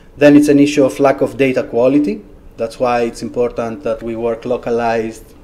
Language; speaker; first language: English; non-native, fluent; Greek